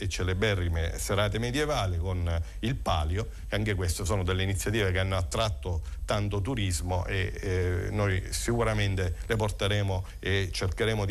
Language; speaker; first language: Italian; native; Italian